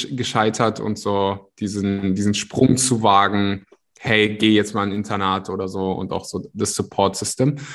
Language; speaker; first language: German; early bilingual, other home language; Russian